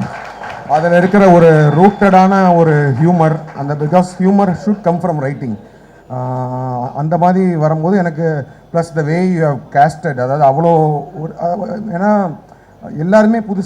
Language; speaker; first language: Tamil; native; Tamil